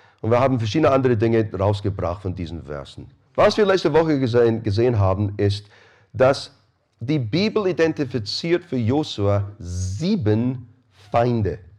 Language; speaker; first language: German; non-native, fluent; English